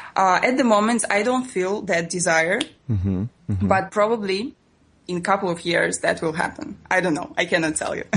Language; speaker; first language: English; non-native, fluent; Russian